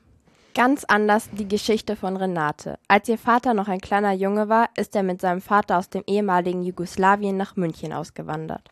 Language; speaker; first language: German; native; German